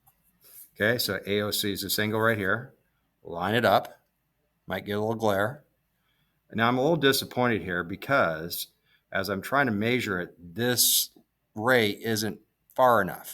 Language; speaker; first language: English; native; English